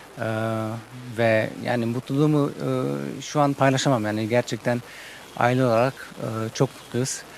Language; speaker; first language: Turkish; early bilingual, heritage; Turkish